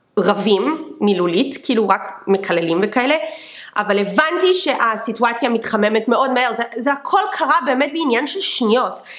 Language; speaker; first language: Hebrew; non-native, fluent; English